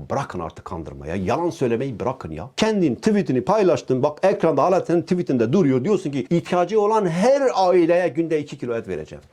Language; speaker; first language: Turkish; non-native, local second language; Kurdish